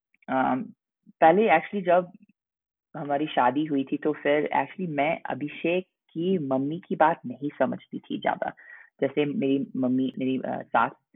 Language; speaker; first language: Hindi; non-native, fluent; English